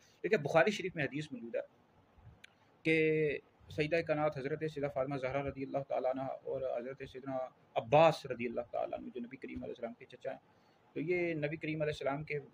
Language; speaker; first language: Urdu; native; Urdu